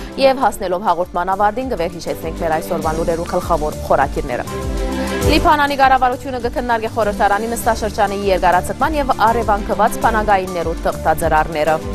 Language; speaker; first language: Armenian; early bilingual, heritage; Armenian